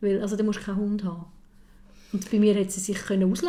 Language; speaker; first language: German; native; German